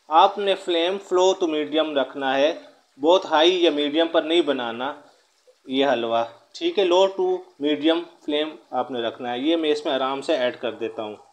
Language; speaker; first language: Urdu; native; Urdu